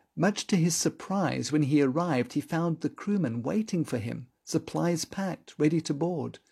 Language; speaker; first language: English; native; English